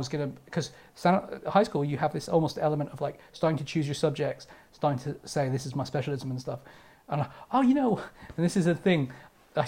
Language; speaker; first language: English; native; English